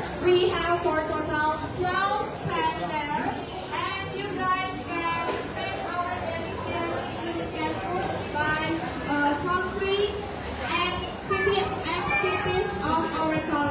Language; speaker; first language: English; non-native, fluent; Indonesian